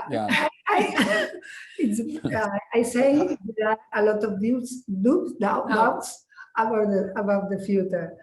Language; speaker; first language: English; non-native, learner; Spanish